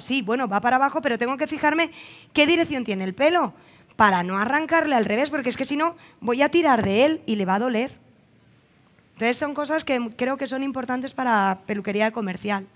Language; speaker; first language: Spanish; native; Spanish